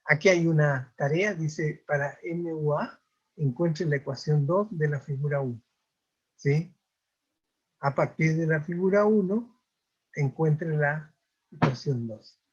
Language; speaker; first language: Spanish; native; Spanish